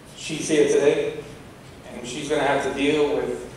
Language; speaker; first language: English; native; English